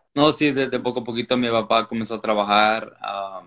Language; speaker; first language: Spanish; early bilingual, heritage; Spanish